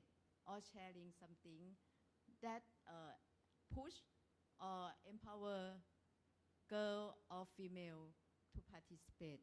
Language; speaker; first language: English; non-native, learner; Thai